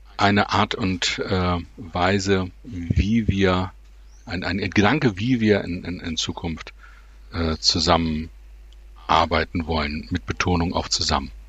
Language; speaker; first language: German; native; German